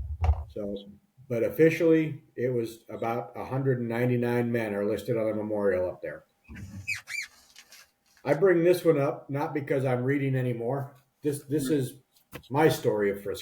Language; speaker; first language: English; native; English